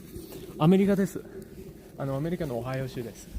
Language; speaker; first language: Japanese; non-native, fluent; English